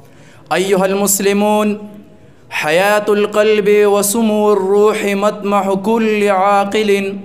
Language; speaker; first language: Arabic; non-native, fluent; Urdu